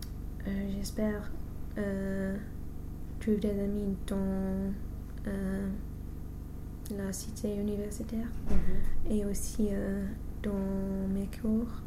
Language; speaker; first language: French; non-native, fluent; English